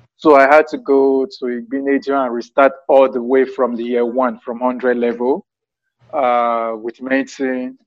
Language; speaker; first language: English; non-native, local second language; Yoruba